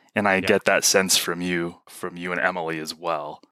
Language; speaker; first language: English; native; English